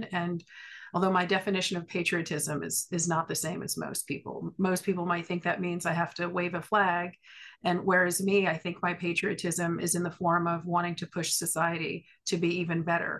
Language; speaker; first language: English; native; English